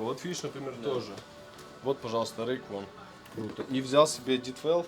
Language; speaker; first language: Russian; native; Russian